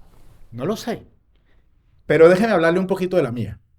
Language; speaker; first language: Spanish; native; Spanish